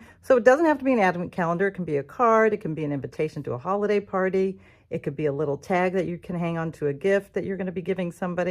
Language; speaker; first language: English; native; English